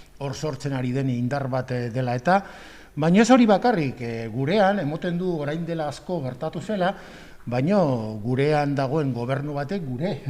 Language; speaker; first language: Basque; native; Basque